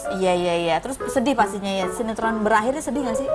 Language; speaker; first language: Indonesian; native; Indonesian